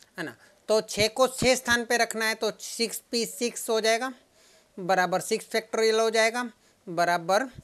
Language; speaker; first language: Hindi; non-native, local second language; Gujarati